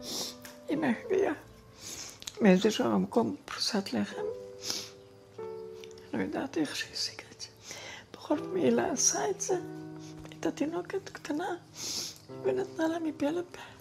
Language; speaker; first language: Hebrew; non-native, fluent; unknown